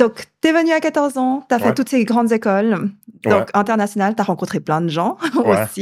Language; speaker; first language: French; native; French